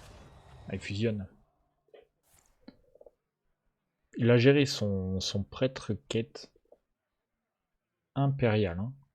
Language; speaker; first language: French; native; French